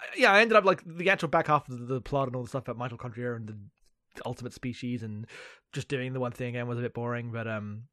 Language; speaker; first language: English; native; English